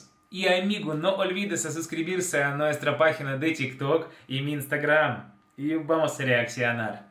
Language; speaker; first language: Spanish; non-native, fluent; Russian